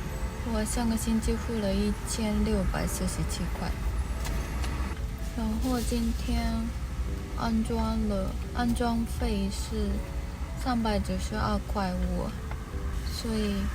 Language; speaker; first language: Chinese; non-native, fluent; Japanese